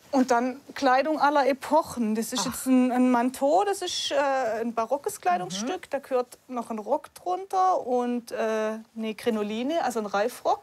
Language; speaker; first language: German; native; German